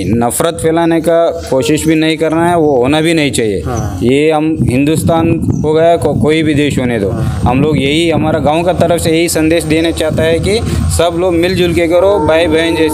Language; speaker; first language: Hindi; non-native, local second language; Kannada